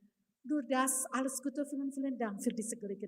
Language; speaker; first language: German; non-native, fluent; Indonesian